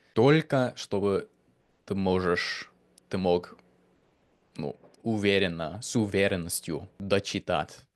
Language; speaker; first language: Russian; non-native, fluent; English